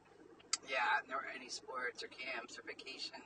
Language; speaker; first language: English; native; English